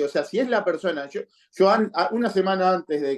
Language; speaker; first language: Spanish; native; Spanish